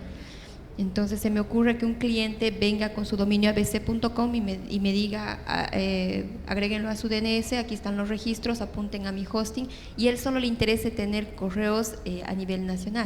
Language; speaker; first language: Spanish; native; Spanish